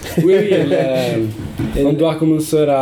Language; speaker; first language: French; non-native, learner; Italian